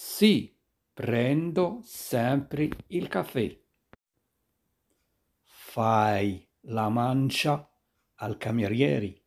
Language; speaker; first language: Italian; non-native, fluent; Arabic